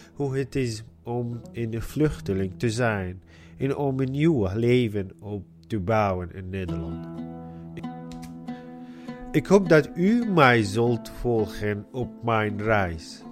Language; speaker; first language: Dutch; non-native, learner; Arabic